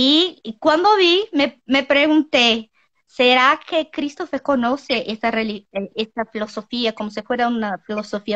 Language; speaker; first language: Spanish; non-native, learner; Portuguese